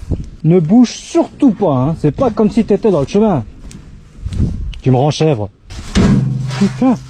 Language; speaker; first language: French; native; French